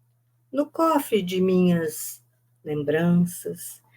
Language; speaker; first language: Portuguese; native; Portuguese